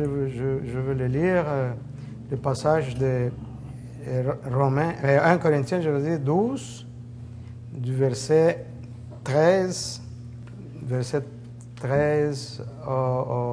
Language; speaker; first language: French; native; French